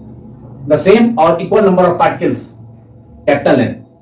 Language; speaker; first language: English; non-native, local second language; Hindi